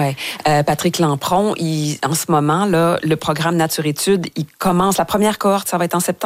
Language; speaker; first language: French; native; French